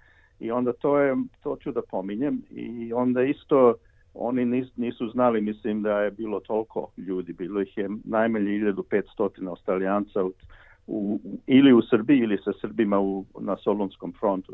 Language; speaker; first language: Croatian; early bilingual, heritage; Croatian